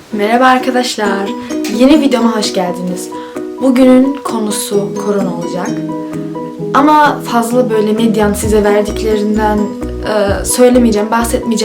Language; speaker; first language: Turkish; early bilingual, heritage; Turkish